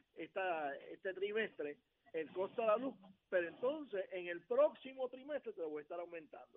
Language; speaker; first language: Spanish; native; Spanish